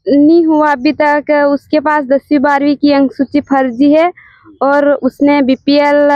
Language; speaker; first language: Hindi; native; Hindi